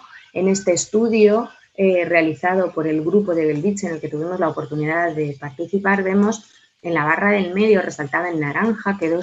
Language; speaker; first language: Spanish; native; Spanish